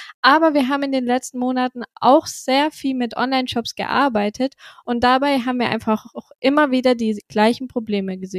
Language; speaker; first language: German; native; German